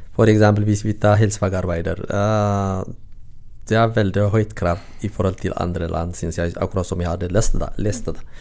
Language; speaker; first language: Norwegian; non-native, learner; Tigrinya